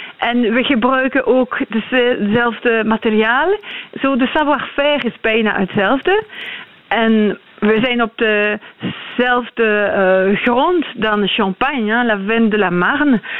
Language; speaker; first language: Dutch; non-native, learner; French